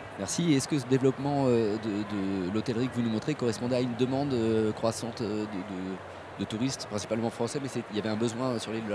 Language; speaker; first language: French; native; French